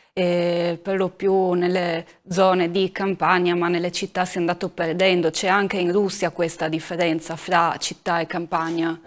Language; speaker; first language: Italian; native; Italian